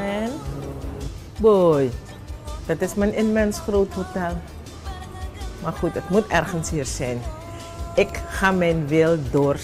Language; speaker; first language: Dutch; non-native, local second language; Javanese